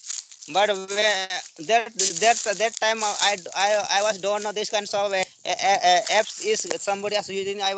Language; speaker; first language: English; non-native, learner; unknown